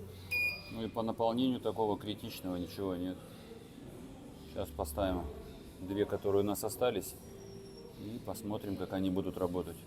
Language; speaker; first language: Russian; native; Russian